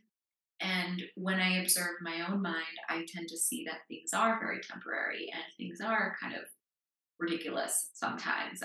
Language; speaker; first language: English; native; English